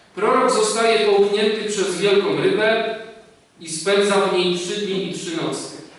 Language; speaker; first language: Polish; native; Polish